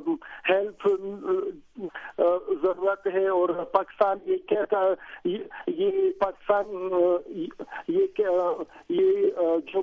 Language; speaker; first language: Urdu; non-native, learner; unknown